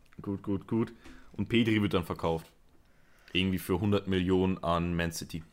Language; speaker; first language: German; early bilingual, other home language; Spanish